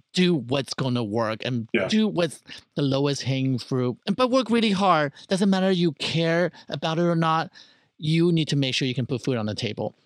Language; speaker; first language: English; early bilingual, other home language; Chinese